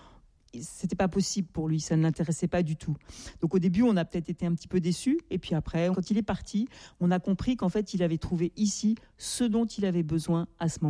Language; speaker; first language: French; native; French